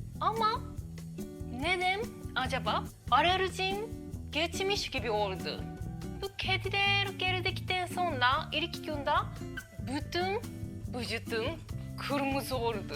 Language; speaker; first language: Turkish; non-native, learner; Japanese